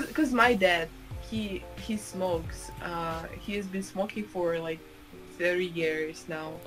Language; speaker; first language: English; non-native, fluent; Uzbek